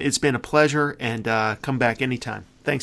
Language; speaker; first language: English; native; English